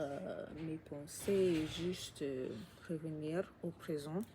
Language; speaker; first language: French; non-native, learner; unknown